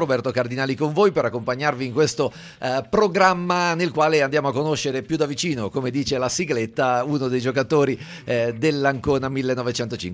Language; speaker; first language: Italian; native; Italian